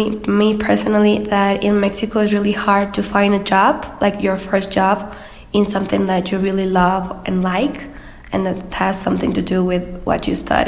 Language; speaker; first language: English; non-native, fluent; Spanish